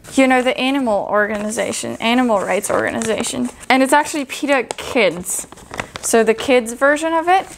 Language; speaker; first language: English; non-native, fluent; German